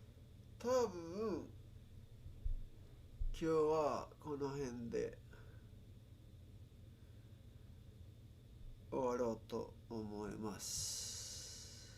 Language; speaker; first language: Japanese; non-native, learner; Spanish